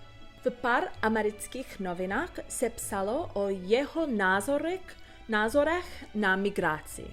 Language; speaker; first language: Czech; non-native, learner; English